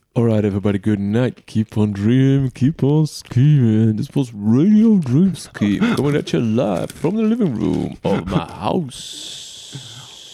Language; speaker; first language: English; non-native, fluent; Dutch